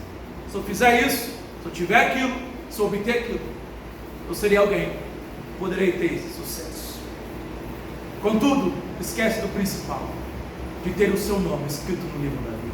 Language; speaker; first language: Portuguese; native; Portuguese